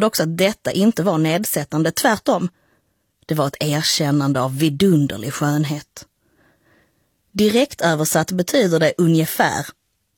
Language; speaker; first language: Swedish; native; Swedish